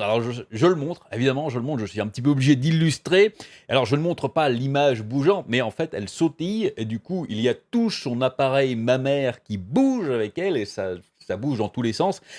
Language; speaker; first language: French; native; French